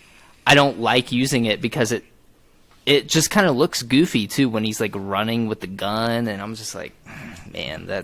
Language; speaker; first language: English; native; English